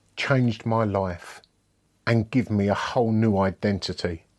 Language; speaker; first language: English; native; English